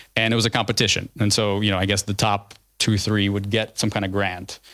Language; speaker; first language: English; early bilingual, other home language; Ukrainian